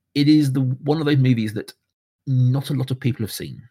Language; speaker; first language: English; native; English